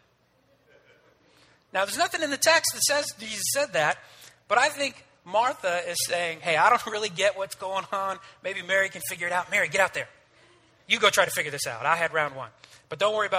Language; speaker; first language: English; native; English